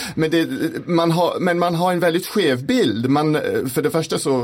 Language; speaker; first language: Swedish; non-native, fluent; English